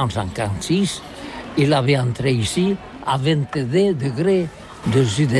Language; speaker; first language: French; non-native, learner; Catalan